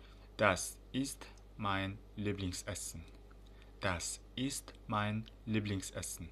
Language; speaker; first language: German; non-native, fluent; Uzbek